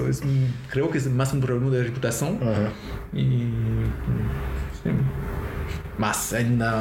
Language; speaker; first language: Portuguese; non-native, learner; French